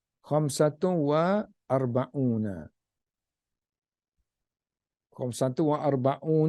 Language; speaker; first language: Arabic; non-native, fluent; Malay